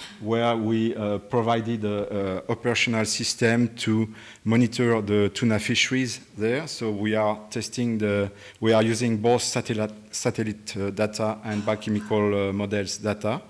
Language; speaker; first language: English; non-native, fluent; French